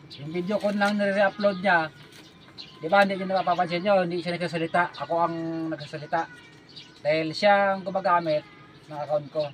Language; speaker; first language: Filipino; non-native, local second language; Cebuano